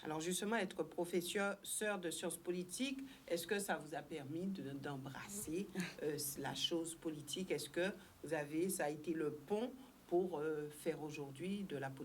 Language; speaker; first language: French; native; French